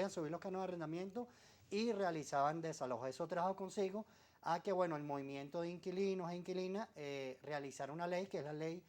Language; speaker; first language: Spanish; native; Spanish